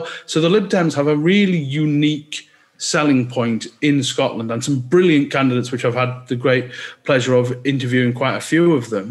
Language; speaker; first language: English; native; English